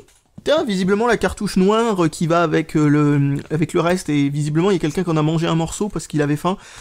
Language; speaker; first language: French; native; French